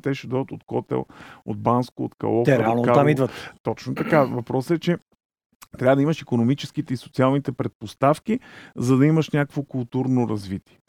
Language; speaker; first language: Bulgarian; native; Bulgarian